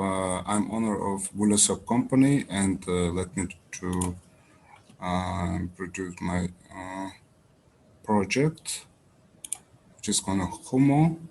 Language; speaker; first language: English; non-native, learner; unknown